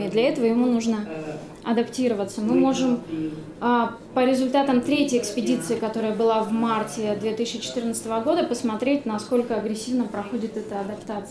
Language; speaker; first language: Russian; native; Russian